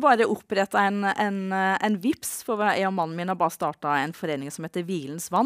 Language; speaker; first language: Norwegian; native; Norwegian